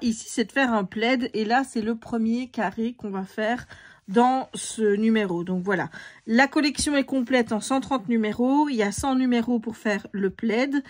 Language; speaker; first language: French; native; French